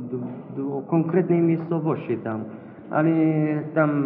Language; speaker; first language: Polish; non-native, local second language; Arabic